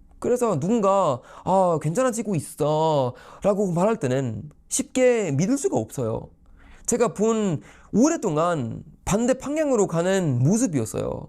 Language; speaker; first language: Korean; non-native, fluent; Swedish